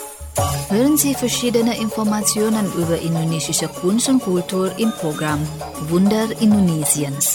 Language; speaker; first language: German; non-native, fluent; Indonesian